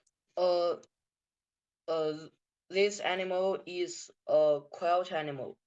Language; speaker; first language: English; non-native, learner; Chinese